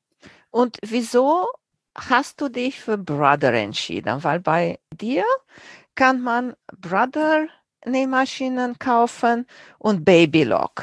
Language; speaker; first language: German; non-native, fluent; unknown